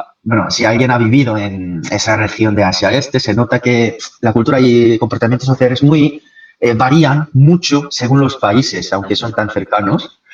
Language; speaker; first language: Spanish; non-native, fluent; Korean